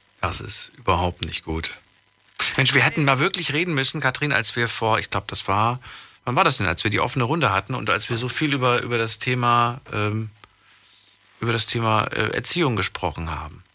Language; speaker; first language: German; native; German